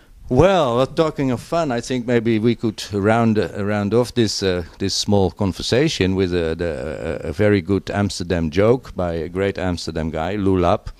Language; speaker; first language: English; non-native, fluent; Dutch